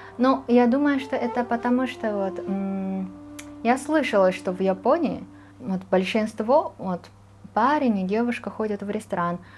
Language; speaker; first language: Russian; non-native, fluent; Japanese